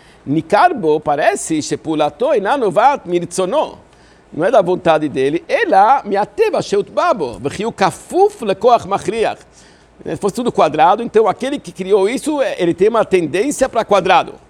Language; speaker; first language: Portuguese; non-native, fluent; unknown